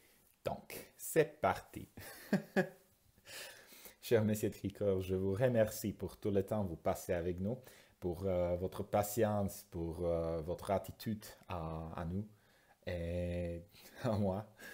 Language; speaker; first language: French; non-native, learner; Slovak